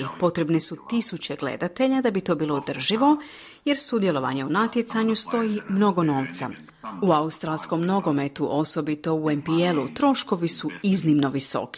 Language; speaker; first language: Croatian; native; Croatian